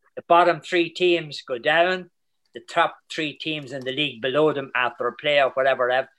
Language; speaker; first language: English; native; English